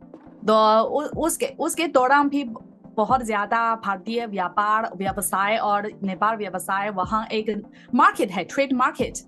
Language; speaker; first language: Hindi; non-native, fluent; Chinese